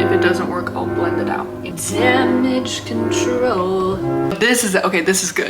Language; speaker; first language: English; native; English